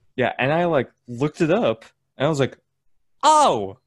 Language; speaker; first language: English; non-native, fluent; Turkish